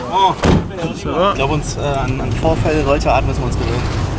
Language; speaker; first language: German; native; German